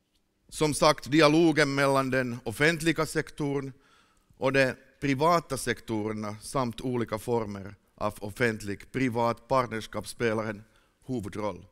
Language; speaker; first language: Swedish; non-native, fluent; Finnish